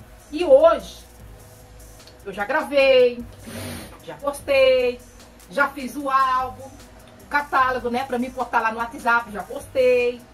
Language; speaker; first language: Portuguese; native; Portuguese